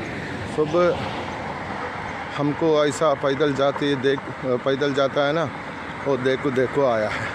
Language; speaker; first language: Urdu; non-native, learner; Malayalam